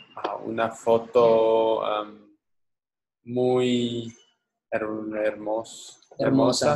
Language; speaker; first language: Spanish; non-native, learner; English